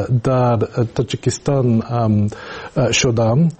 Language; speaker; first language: Tajik; non-native, learner; English